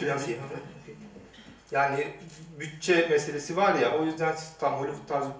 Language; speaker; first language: Turkish; native; Turkish